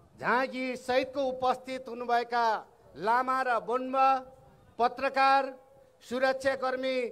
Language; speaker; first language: Nepali; non-native, local second language; Eastern Tamang